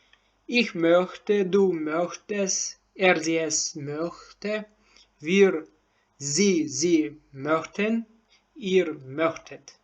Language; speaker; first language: German; non-native, learner; Turkmen